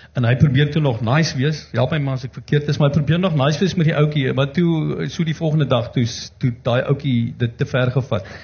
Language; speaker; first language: Afrikaans; native; Afrikaans